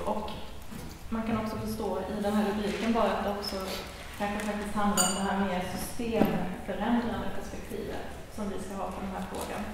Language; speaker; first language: Swedish; native; Swedish